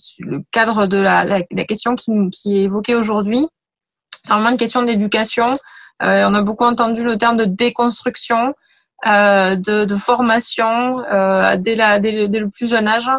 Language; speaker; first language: French; native; French